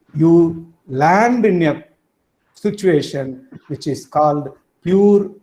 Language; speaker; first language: English; non-native, local second language; Tamil